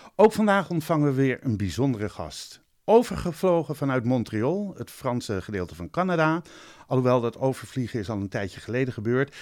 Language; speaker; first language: Dutch; native; Dutch